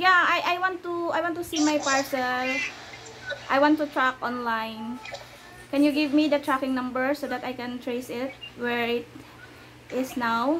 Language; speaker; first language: English; non-native, local second language; Filipino